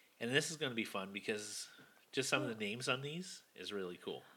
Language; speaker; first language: English; native; English